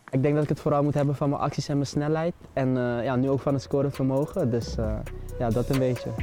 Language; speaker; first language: Dutch; native; Dutch